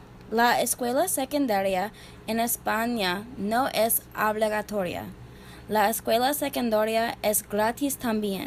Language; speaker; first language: Spanish; non-native, learner; English